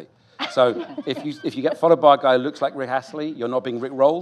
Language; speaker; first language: English; native; English